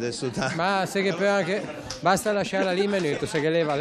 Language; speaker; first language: Italian; native; Italian